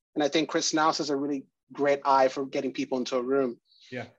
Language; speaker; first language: English; early bilingual, other home language; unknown